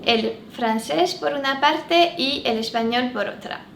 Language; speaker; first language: Spanish; non-native, fluent; French